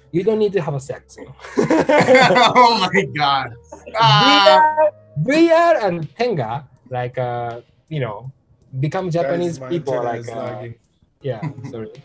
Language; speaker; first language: English; non-native, learner; Japanese